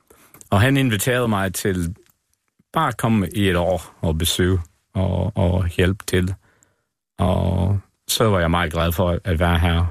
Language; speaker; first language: Danish; non-native, fluent; English